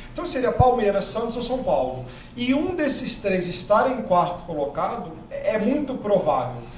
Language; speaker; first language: Portuguese; native; Portuguese